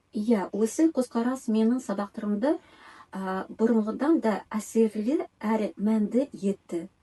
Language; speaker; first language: Kazakh; non-native, local second language; Tatar